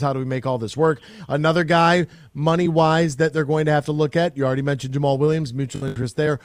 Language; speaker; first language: English; native; English